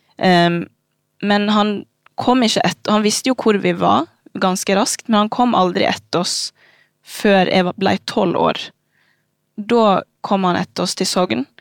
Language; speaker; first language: Norwegian; early bilingual, other home language; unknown